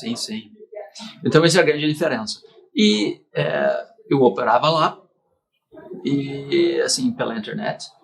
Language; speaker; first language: Portuguese; non-native, fluent; English